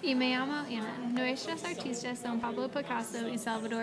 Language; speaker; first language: Spanish; non-native, learner; English